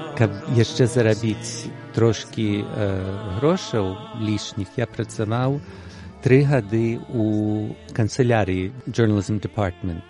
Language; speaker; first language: Belarusian; early bilingual, heritage; Belarusian